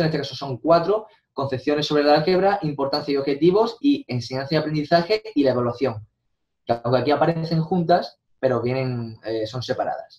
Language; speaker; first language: Spanish; native; Spanish